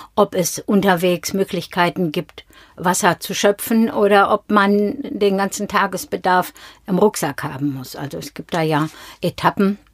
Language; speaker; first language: German; native; German